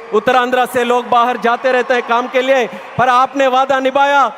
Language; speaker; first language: Hindi; non-native, local second language; Telugu